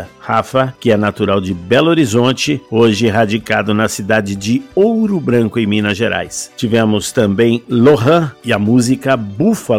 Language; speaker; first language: Portuguese; native; Portuguese